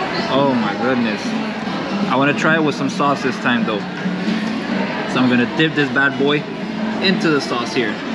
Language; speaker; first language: English; native; English